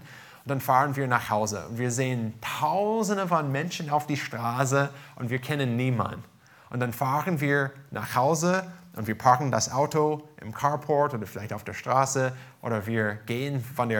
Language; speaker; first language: German; non-native, fluent; English